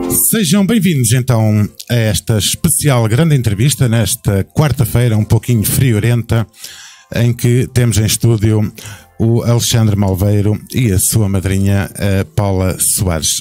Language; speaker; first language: Portuguese; native; Portuguese